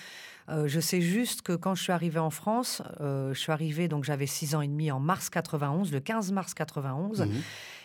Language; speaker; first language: French; early bilingual, other home language; Romanian